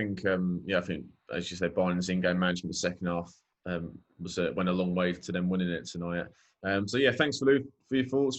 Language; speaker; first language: English; native; English